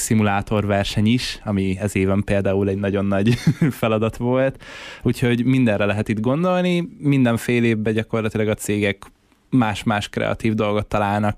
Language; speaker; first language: Hungarian; native; Hungarian